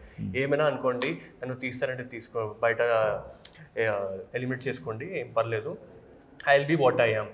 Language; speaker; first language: Telugu; non-native, fluent; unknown